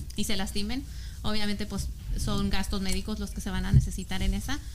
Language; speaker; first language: Spanish; early bilingual, heritage; Spanish